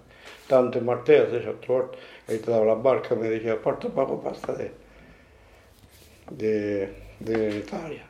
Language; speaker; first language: Italian; non-native, local second language; Sicilian